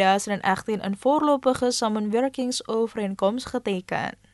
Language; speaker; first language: Dutch; non-native, fluent; Indonesian